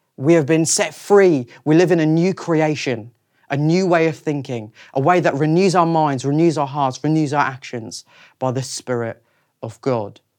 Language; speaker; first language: English; native; English